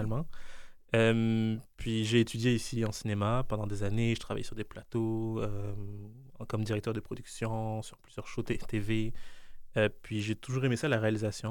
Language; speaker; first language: French; native; French